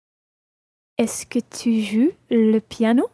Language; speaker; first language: French; non-native, learner; English